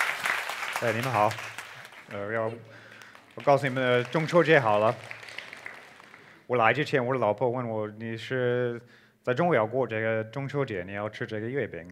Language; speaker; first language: Chinese; non-native, fluent; English